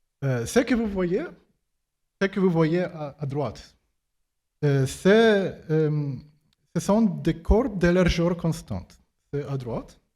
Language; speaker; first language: French; non-native, fluent; Ukrainian